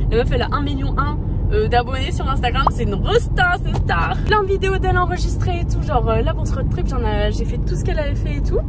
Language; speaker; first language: French; native; French